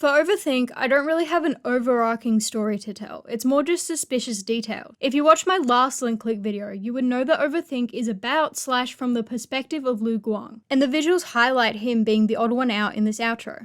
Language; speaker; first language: English; native; English